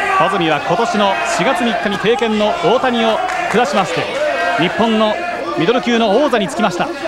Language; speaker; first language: Japanese; native; Japanese